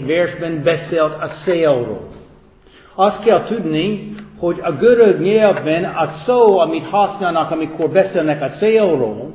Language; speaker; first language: Hungarian; non-native, fluent; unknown